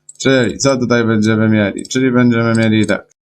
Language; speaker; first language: Polish; native; Polish